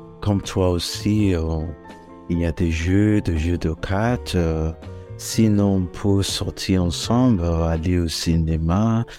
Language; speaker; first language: French; non-native, fluent; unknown